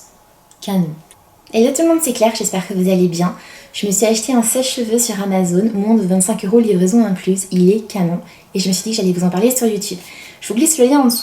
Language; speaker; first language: French; native; French